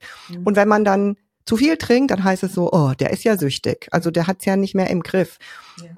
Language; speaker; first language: German; native; German